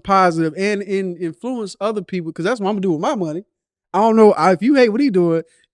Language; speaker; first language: English; native; English